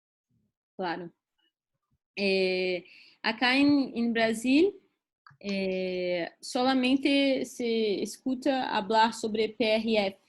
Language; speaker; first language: Spanish; non-native, learner; Portuguese